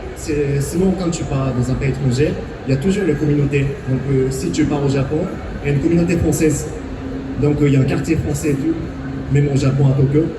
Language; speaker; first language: French; non-native, fluent; Japanese